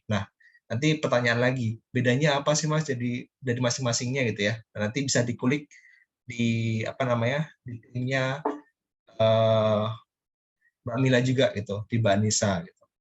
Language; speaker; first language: Indonesian; native; Indonesian